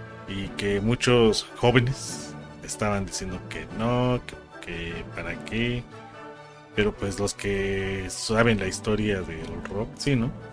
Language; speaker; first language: Spanish; native; Spanish